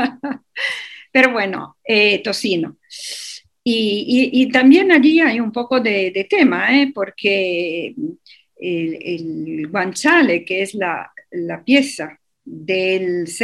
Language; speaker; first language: Spanish; non-native, fluent; Italian